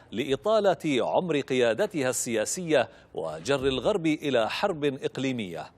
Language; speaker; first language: Arabic; native; Arabic